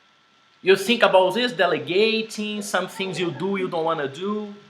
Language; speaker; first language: English; non-native, fluent; Portuguese